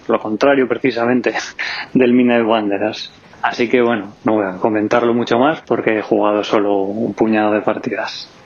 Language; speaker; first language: Spanish; native; Spanish